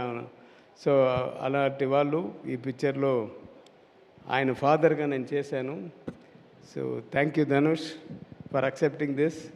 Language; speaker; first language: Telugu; non-native, learner; Tamil